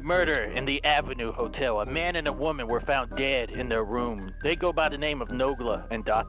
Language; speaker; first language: English; native; English